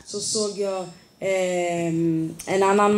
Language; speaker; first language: Swedish; non-native, fluent; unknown